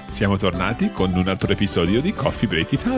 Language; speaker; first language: Italian; non-native, fluent; English